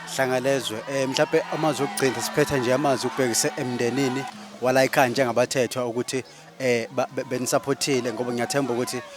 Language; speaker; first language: Zulu; native; Zulu